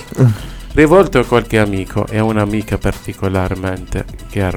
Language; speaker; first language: Italian; non-native, learner; Arabic